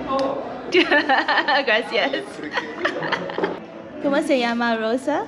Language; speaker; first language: Spanish; non-native, learner; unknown